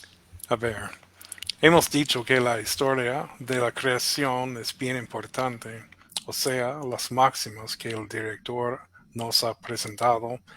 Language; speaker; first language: Spanish; non-native, fluent; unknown